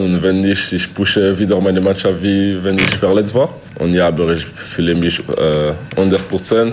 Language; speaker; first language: German; non-native, learner; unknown